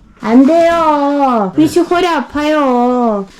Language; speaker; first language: Korean; non-native, learner; Russian